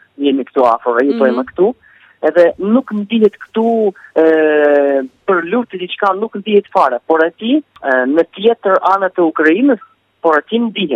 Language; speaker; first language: Albanian; early bilingual, heritage; Albanian